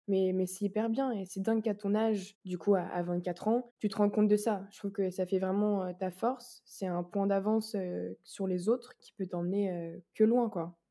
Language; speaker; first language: French; native; French